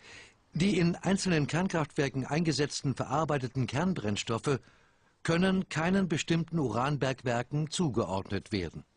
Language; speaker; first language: German; native; German